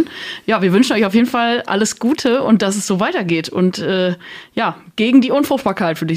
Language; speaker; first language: German; native; German